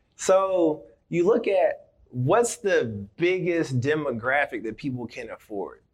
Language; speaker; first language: English; native; English